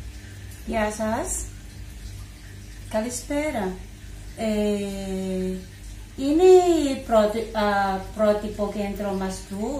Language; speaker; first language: Greek; non-native, learner; Cebuano